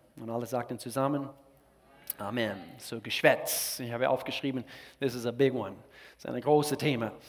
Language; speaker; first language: German; non-native, fluent; English